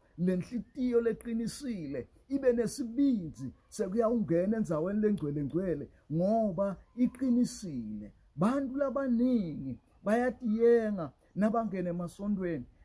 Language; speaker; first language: Zulu; non-native, local second language; Swati